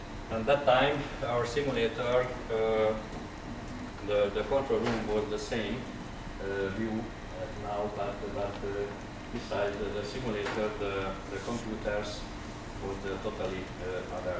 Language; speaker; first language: English; non-native, learner; Hungarian